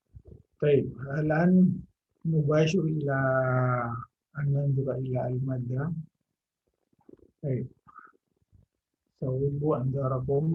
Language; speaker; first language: Arabic; non-native, fluent; Indonesian